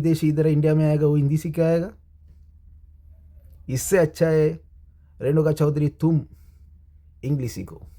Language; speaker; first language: Hindi; non-native, local second language; Malayalam